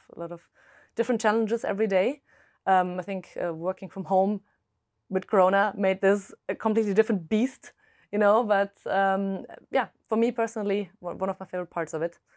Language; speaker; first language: English; non-native, fluent; German